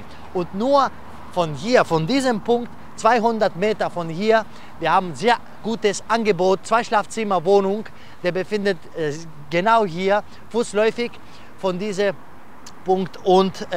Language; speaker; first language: German; non-native, fluent; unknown